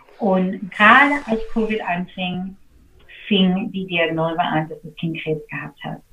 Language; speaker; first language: German; non-native, fluent; English